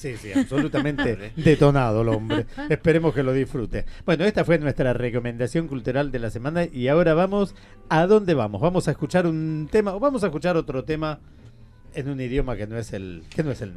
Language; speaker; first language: Spanish; native; Spanish